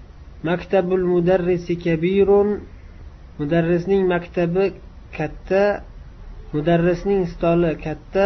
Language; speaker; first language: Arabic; non-native, fluent; Uzbek